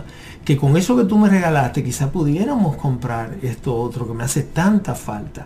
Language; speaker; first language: Spanish; native; Spanish